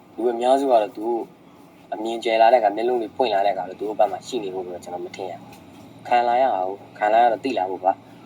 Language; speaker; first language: Burmese; native; Burmese